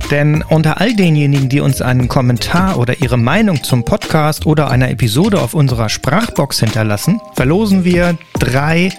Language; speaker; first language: German; native; German